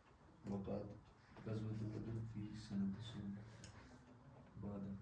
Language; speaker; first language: Arabic; non-native, learner; Kashmiri